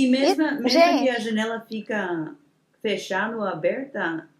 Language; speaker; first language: Portuguese; non-native, fluent; English